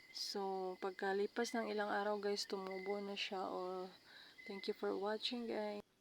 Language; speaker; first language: Filipino; non-native, local second language; Cebuano